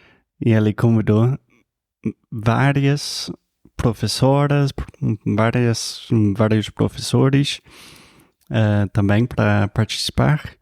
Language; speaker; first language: Portuguese; non-native, fluent; English